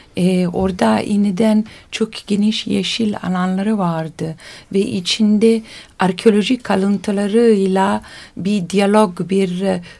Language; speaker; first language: Turkish; non-native, learner; Italian